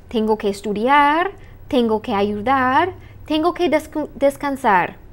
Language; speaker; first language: Spanish; non-native, fluent; English